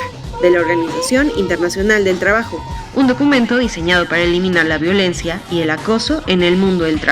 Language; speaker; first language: Spanish; native; Spanish